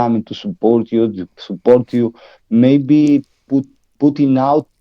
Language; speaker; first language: English; non-native, learner; Spanish